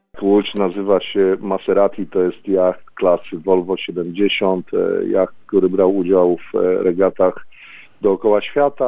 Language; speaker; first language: Polish; native; Polish